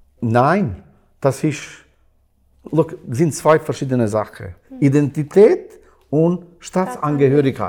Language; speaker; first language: German; non-native, learner; Albanian